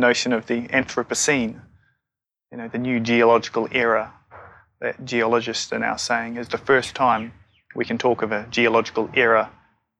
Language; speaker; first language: English; native; English